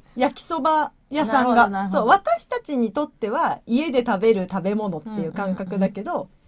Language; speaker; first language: Japanese; native; Japanese